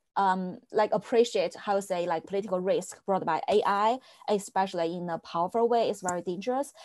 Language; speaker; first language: English; non-native, fluent; Chinese